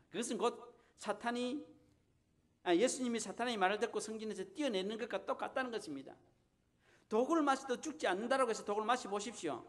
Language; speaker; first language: Korean; native; Korean